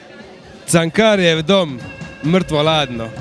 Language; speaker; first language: Croatian; native; Croatian